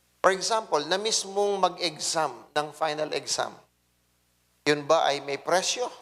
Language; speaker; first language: Filipino; non-native, local second language; Pampanga